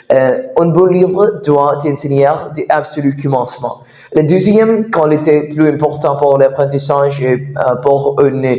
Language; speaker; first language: French; non-native, learner; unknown